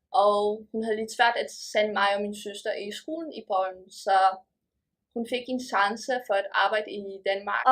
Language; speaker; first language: Danish; early bilingual, other home language; Polish